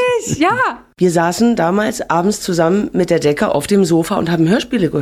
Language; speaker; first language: German; native; German